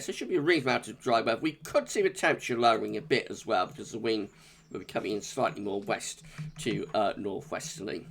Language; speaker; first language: English; native; English